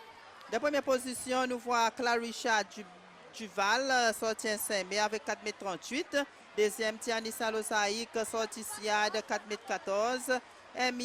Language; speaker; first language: French; non-native, learner; Seselwa Creole French